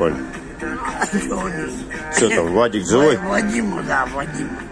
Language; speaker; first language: Russian; native; Russian